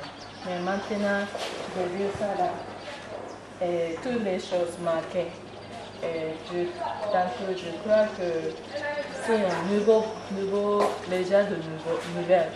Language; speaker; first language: French; non-native, learner; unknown